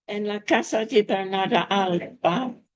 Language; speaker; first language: Spanish; non-native, fluent; English